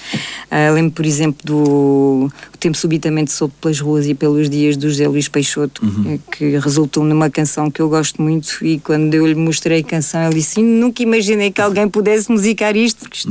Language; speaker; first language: Portuguese; native; Portuguese